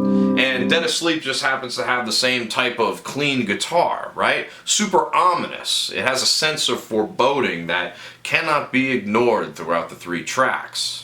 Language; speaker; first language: English; native; English